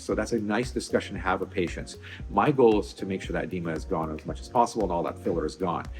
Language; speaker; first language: English; native; English